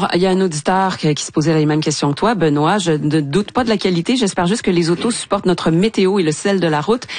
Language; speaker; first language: French; native; French